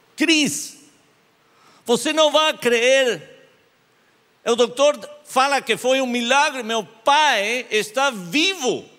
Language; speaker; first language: Portuguese; non-native, learner; English